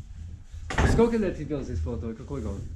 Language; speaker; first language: Russian; non-native, learner; English